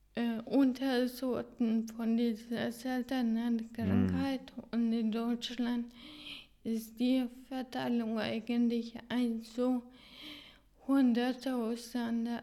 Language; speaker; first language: German; non-native, fluent; Hungarian